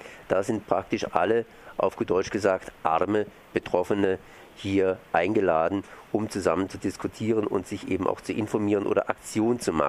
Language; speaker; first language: German; native; German